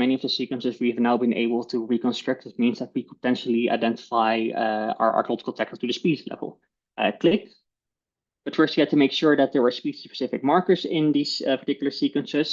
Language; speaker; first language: English; non-native, fluent; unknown